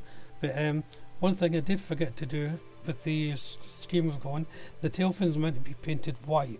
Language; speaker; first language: English; native; English